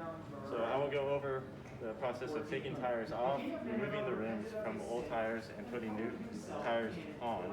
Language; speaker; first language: English; native; English